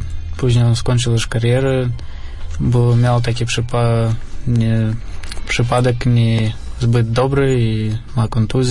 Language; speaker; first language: Polish; non-native, fluent; Russian